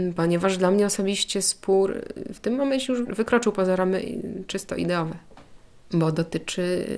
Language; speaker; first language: Polish; native; Polish